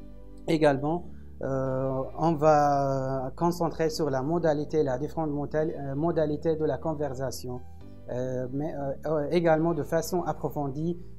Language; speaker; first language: French; non-native, fluent; Arabic